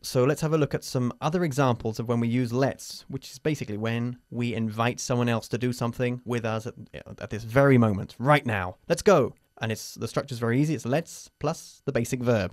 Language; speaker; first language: English; native; English